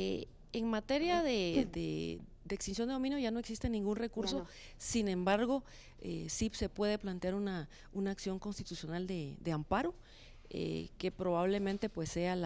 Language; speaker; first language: Spanish; native; Spanish